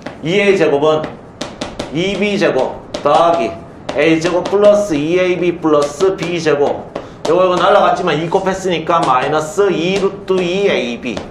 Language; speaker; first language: Korean; native; Korean